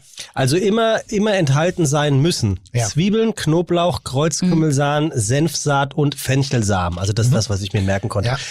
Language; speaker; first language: German; native; German